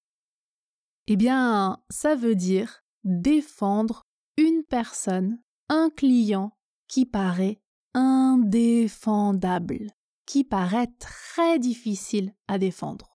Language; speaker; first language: French; native; French